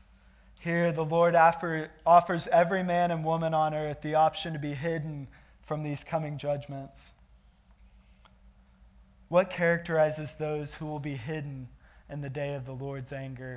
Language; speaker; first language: English; native; English